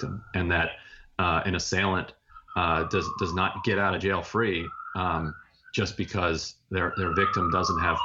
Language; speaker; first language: English; native; English